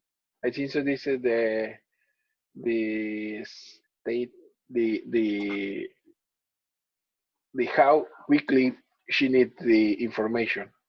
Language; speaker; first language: English; non-native, learner; Spanish